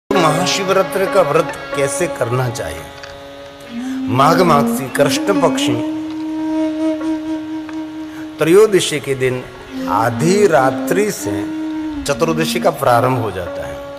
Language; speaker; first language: Hindi; non-native, local second language; Gujarati